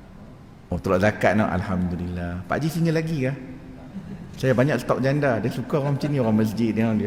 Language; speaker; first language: Malay; native; Malay